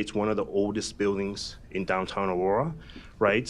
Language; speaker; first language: English; native; English